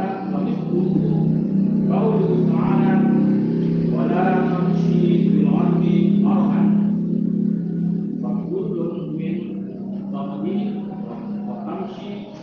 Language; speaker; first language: Arabic; non-native, learner; Indonesian